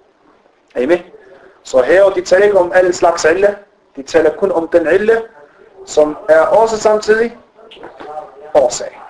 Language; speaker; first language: Danish; non-native, fluent; Arabic